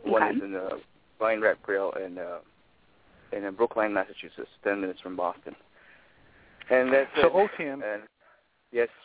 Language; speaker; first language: English; non-native, local second language; Filipino